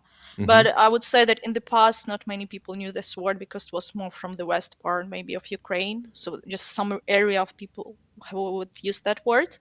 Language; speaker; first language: English; non-native, fluent; Ukrainian